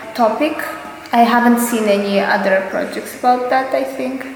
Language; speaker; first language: English; non-native, fluent; Russian